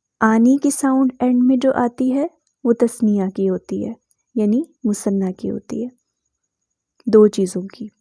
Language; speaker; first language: Urdu; native; Urdu